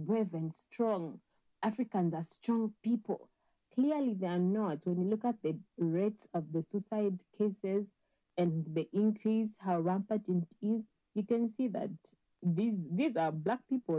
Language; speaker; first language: English; non-native, local second language; Bemba